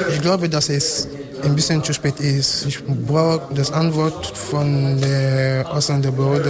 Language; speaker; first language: German; non-native, learner; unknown